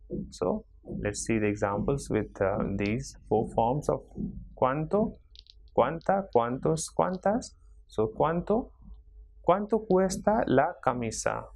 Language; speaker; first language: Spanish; non-native, fluent; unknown